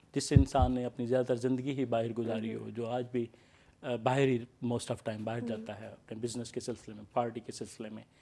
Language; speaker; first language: Urdu; native; Urdu